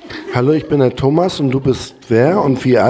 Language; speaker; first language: German; native; German